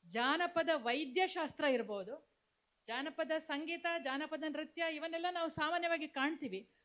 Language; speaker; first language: Kannada; native; Kannada